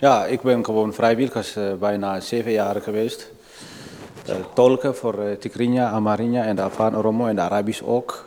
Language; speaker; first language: Dutch; non-native, learner; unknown